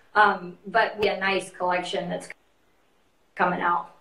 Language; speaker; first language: English; native; English